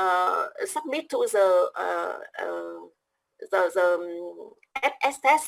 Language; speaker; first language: English; non-native, learner; Vietnamese